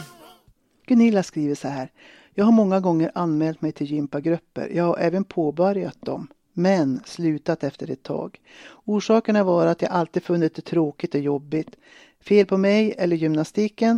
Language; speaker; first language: Swedish; native; Swedish